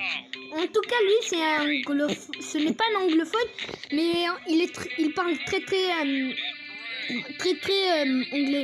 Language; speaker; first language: French; native; French